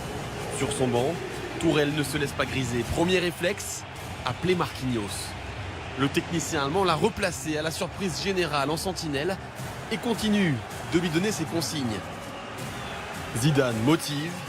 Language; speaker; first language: French; native; French